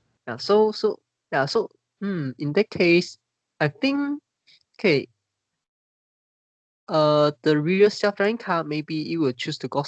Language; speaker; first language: English; non-native, learner; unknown